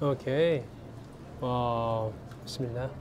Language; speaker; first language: English; non-native, fluent; Korean